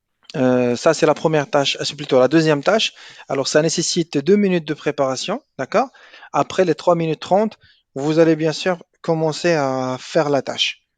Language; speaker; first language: French; non-native, local second language; Arabic